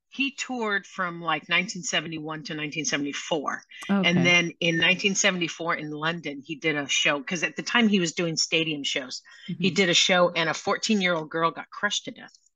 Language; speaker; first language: English; native; English